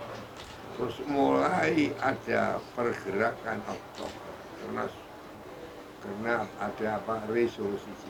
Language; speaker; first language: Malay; non-native, local second language; Javanese